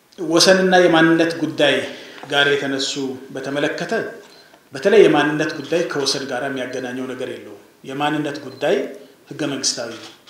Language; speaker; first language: Amharic; non-native, local second language; Wolaytta